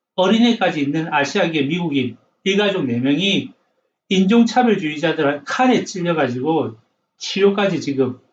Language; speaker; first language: Korean; native; Korean